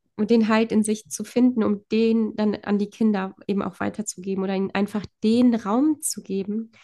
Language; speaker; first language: German; early bilingual, other home language; Polish